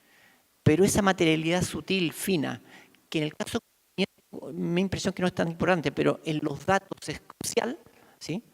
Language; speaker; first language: Spanish; native; Spanish